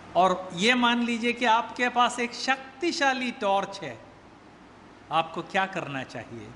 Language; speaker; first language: Hindi; native; Hindi